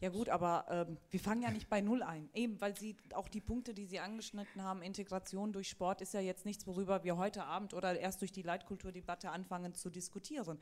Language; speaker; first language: German; early bilingual, other home language; Turkish